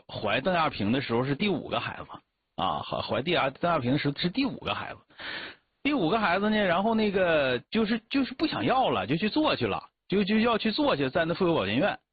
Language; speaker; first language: Chinese; native; Chinese